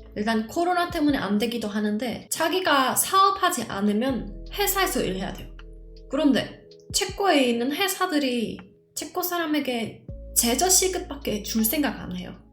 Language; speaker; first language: Korean; non-native, fluent; Czech